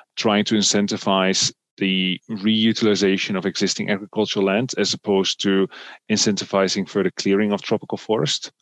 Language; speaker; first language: English; non-native, fluent; Dutch